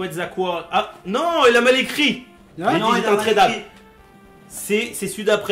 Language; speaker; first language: French; native; French